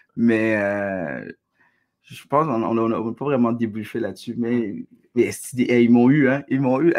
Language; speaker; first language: French; early bilingual, other home language; Arabic